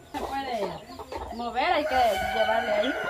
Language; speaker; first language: Spanish; native; Spanish